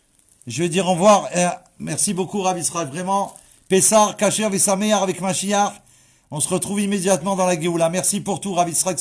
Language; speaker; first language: French; native; French